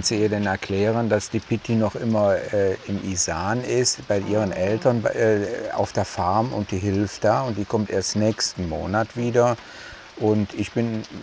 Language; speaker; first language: German; native; German